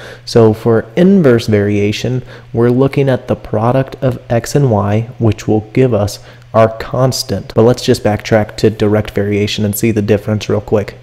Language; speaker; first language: English; native; English